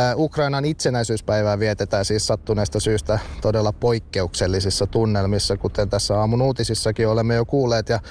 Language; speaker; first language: Finnish; native; Finnish